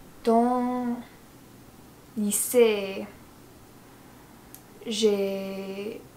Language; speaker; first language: French; non-native, learner; English